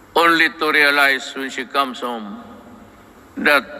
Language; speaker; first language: English; non-native, local second language; Cebuano